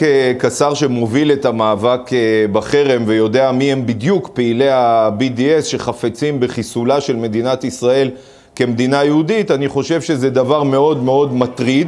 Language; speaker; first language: Hebrew; native; Hebrew